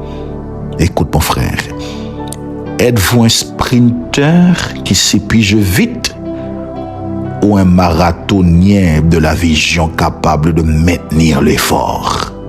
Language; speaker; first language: French; non-native, local second language; Haitian Creole